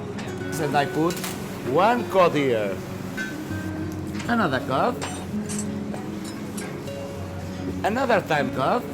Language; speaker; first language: English; non-native, learner; Portuguese